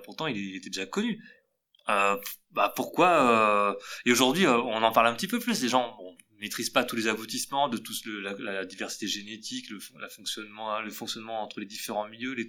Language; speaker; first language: French; native; French